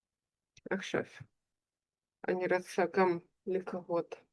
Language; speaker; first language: Hebrew; non-native, fluent; Russian